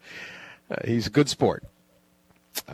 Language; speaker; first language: English; native; English